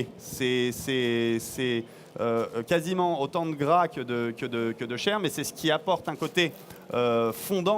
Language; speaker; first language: French; native; French